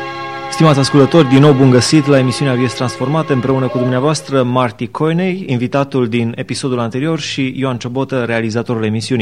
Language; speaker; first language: Romanian; native; Romanian